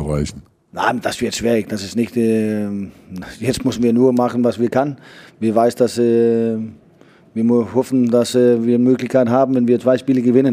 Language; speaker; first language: German; non-native, fluent; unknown